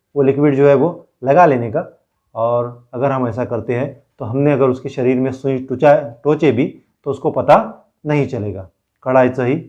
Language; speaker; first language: Hindi; non-native, local second language; Marathi